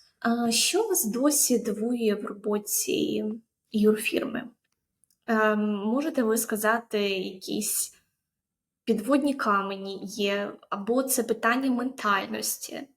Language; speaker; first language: Ukrainian; native; Ukrainian